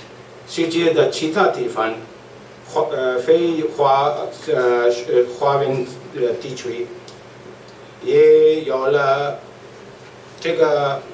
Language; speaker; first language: Chinese; non-native, learner; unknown